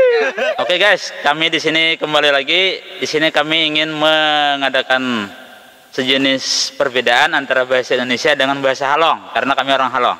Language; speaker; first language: Indonesian; non-native, local second language; Banjar